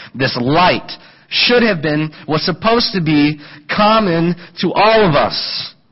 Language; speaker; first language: English; native; English